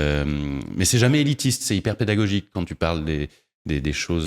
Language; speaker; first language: French; native; French